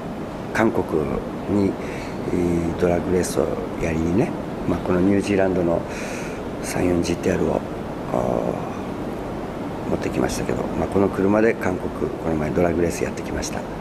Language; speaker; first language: Japanese; native; Japanese